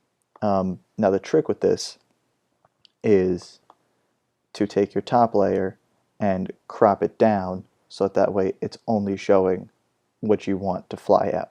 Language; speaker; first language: English; native; English